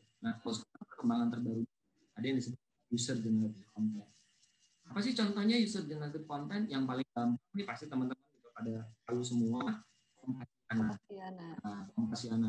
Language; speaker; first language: Indonesian; native; Indonesian